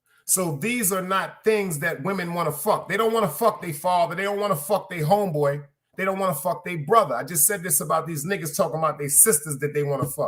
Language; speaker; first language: English; native; English